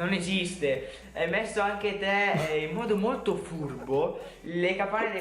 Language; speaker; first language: Italian; native; Italian